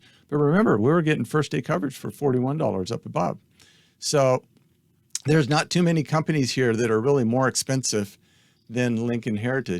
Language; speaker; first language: English; native; English